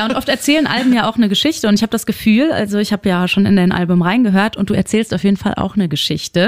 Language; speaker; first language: German; native; German